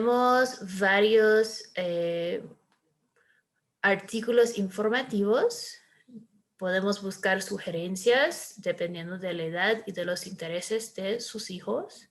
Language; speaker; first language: Spanish; early bilingual, heritage; Spanish